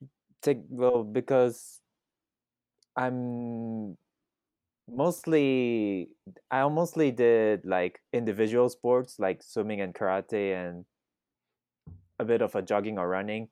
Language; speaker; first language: English; non-native, fluent; Thai